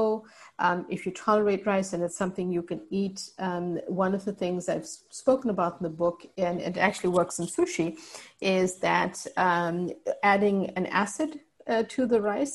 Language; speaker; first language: English; native; English